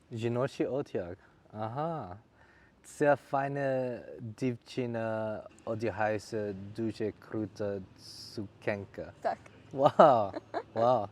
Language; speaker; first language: Ukrainian; non-native, learner; English